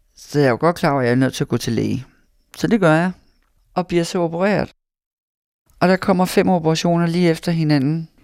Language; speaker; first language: Danish; native; Danish